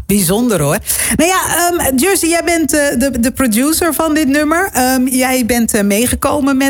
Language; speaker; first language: Dutch; native; Dutch